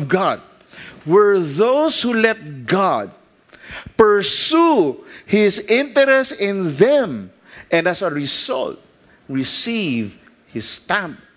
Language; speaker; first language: English; non-native, local second language; Filipino